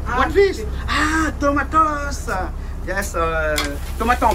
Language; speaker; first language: English; non-native, learner; French